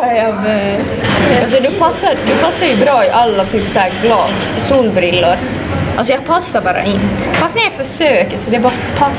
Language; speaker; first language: Swedish; native; Swedish